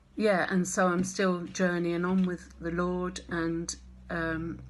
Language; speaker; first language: English; native; English